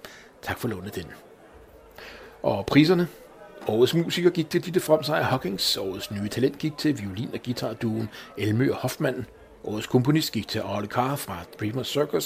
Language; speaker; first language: Danish; native; Danish